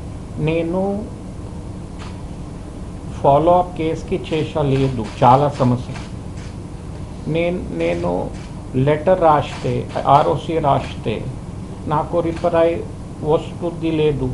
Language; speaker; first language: Telugu; early bilingual, heritage; Telugu